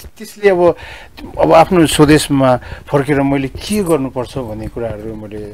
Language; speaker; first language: Nepali; early bilingual, heritage; Nepali